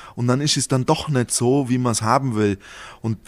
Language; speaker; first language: German; native; German